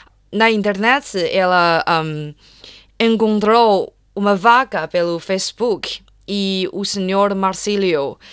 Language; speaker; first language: Portuguese; non-native, fluent; Chinese